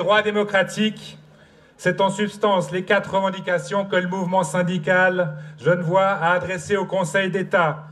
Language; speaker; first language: French; native; French